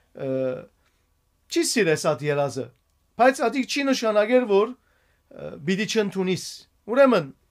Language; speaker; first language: Armenian; native; Armenian